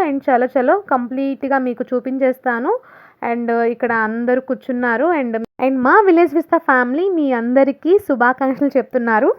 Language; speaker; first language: Telugu; non-native, local second language; Urdu